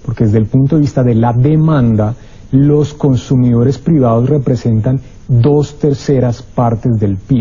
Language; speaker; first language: Spanish; native; Spanish